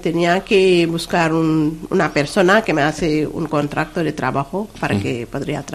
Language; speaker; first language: Spanish; non-native, learner; Wolof